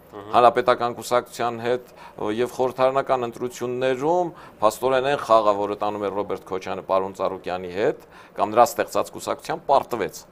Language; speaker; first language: Armenian; native; Armenian